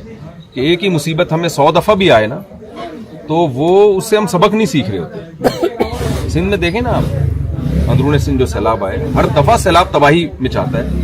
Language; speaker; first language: Urdu; native; Urdu